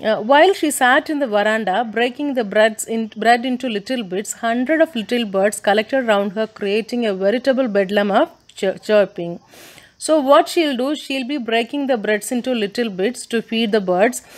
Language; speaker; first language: English; non-native, local second language; Tamil